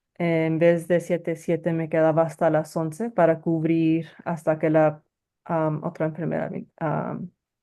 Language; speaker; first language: Spanish; early bilingual, heritage; Spanish